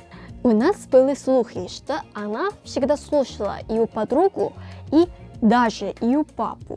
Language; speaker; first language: Russian; non-native, fluent; Korean